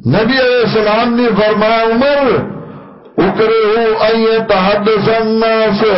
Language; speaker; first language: Urdu; non-native, local second language; Pashto